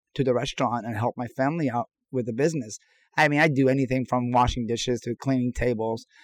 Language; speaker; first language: English; non-native, fluent; Persian